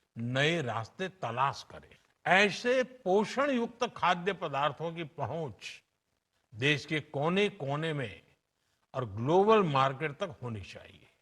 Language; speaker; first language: Hindi; non-native, local second language; Gujarati